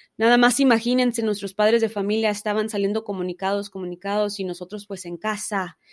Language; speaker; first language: Spanish; early bilingual, heritage; Spanish